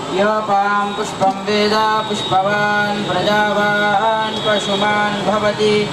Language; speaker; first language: Telugu; native; Telugu